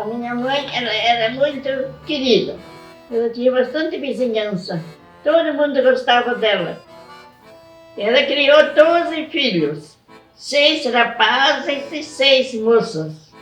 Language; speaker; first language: Portuguese; non-native, local second language; German